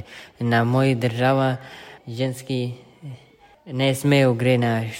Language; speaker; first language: Slovenian; non-native, learner; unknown